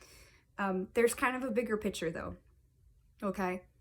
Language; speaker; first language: English; native; English